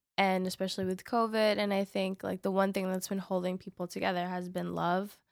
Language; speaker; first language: English; early bilingual, other home language; Spanish